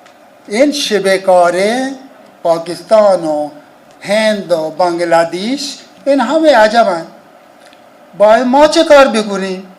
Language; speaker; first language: Persian; non-native, fluent; Urdu